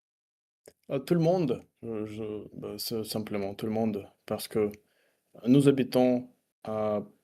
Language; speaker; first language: French; non-native, learner; Russian